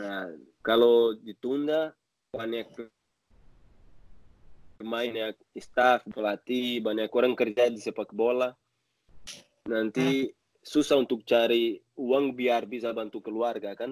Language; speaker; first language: Indonesian; non-native, learner; Portuguese